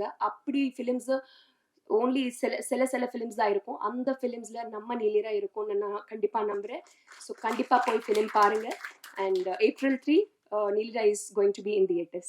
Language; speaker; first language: Tamil; non-native, fluent; Telugu